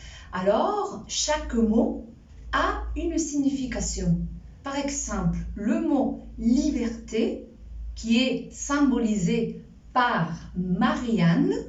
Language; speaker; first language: French; non-native, fluent; Spanish